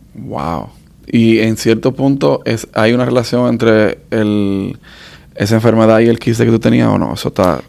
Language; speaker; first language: Spanish; native; Spanish